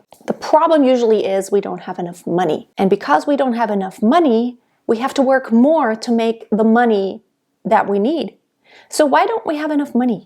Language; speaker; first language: English; non-native, fluent; German